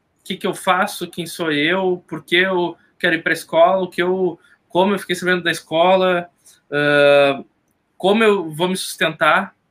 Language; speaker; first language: Portuguese; native; Portuguese